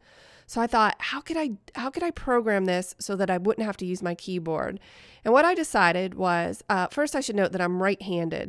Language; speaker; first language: English; native; English